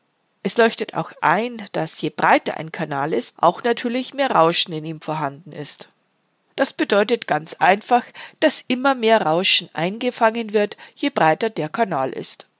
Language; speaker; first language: German; native; German